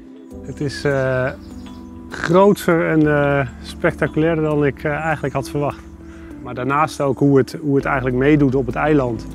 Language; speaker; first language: Dutch; native; Dutch